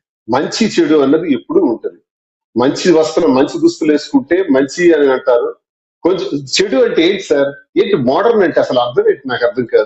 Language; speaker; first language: Telugu; native; Telugu